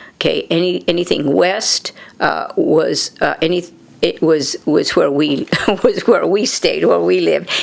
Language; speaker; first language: English; native; English